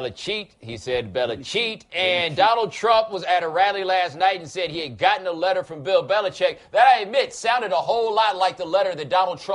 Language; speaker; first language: English; native; English